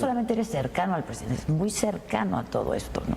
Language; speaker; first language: Spanish; native; Spanish